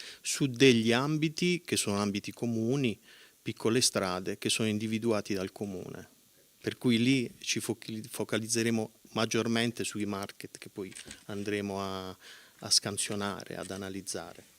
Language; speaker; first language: Italian; native; Italian